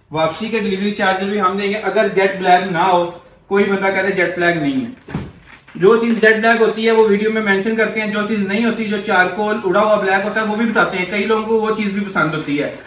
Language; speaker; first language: Urdu; non-native, local second language; Punjabi